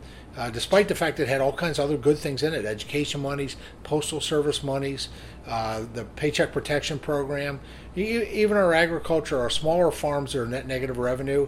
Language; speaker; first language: English; native; English